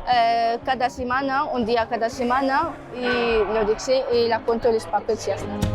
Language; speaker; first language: Catalan; non-native, learner; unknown